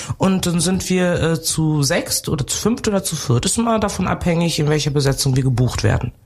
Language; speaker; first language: German; early bilingual, other home language; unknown